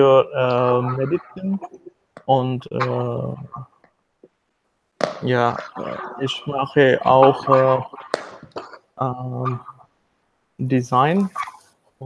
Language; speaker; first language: German; non-native, learner; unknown